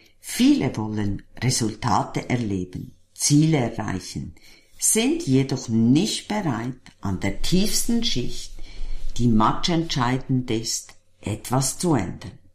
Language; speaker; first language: German; native; German